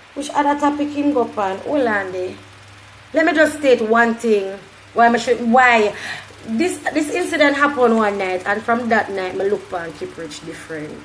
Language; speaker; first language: English; native; English